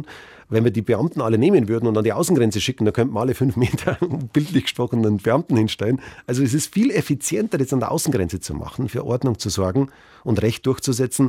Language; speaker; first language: German; native; German